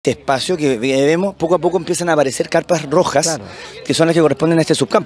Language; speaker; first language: Spanish; native; Spanish